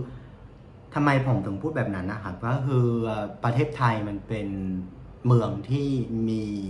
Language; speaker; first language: Thai; non-native, fluent; Vietnamese